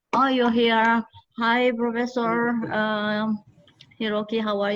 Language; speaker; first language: English; non-native, fluent; Indonesian